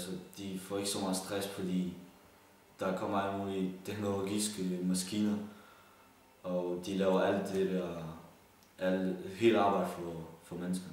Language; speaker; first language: Danish; early bilingual, other home language; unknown